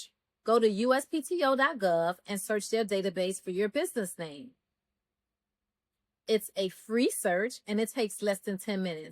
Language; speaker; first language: English; native; English